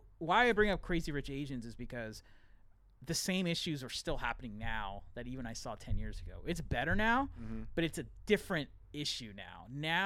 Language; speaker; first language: English; native; English